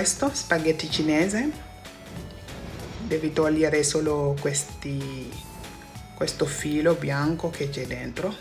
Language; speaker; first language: Italian; non-native, fluent; Wolof